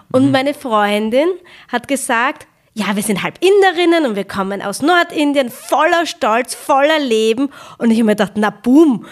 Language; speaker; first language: German; early bilingual, other home language; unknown